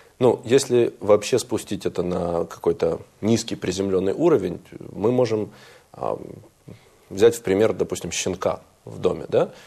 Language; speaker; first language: Russian; native; Russian